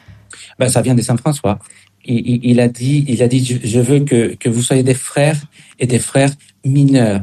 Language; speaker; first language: French; non-native, fluent; Spanish